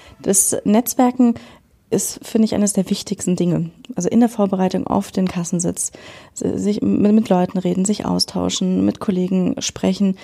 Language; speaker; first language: German; native; German